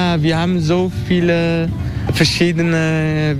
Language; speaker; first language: German; non-native, learner; Turkish